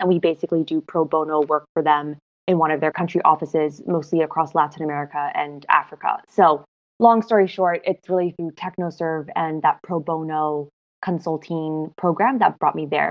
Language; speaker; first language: English; non-native, local second language; Cantonese